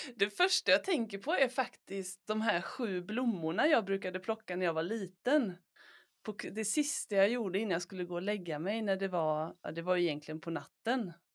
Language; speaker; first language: Swedish; native; Swedish